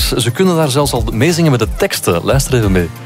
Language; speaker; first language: Dutch; native; Dutch